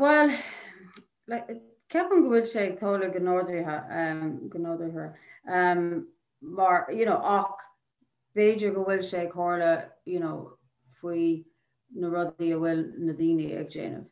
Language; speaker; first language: Irish; non-native, local second language; English